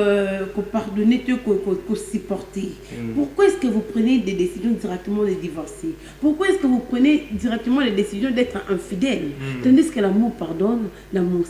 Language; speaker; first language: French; non-native, local second language; Lingala